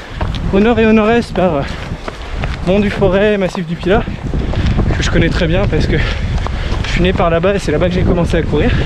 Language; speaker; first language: French; native; French